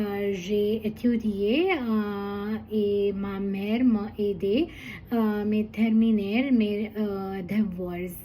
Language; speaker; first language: French; non-native, learner; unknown